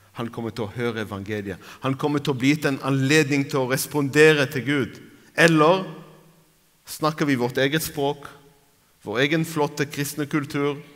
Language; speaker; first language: Norwegian; non-native, fluent; Arabic